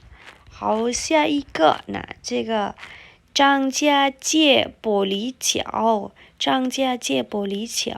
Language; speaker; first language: Chinese; non-native, fluent; Indonesian